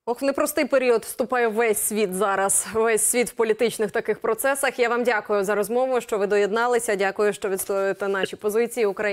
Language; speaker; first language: Ukrainian; native; Ukrainian